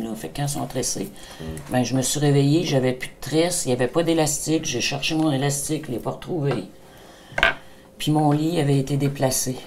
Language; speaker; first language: French; native; French